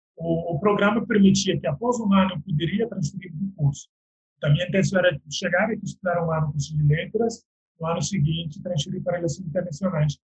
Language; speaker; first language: Portuguese; non-native, local second language; Upper Guinea Crioulo